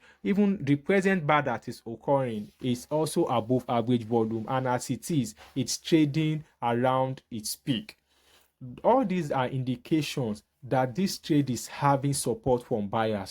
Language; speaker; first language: English; native; English